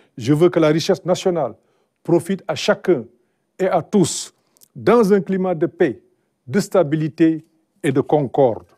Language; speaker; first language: French; non-native, local second language; Wolof